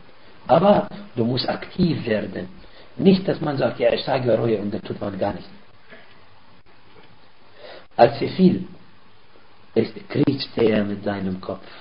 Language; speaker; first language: German; non-native, fluent; Arabic